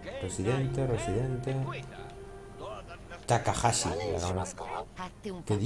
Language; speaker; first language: Spanish; native; Spanish